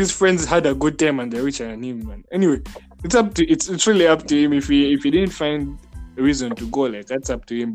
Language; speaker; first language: English; non-native, local second language; Ganda